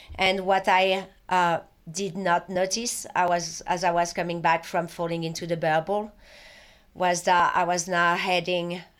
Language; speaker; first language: English; non-native, fluent; French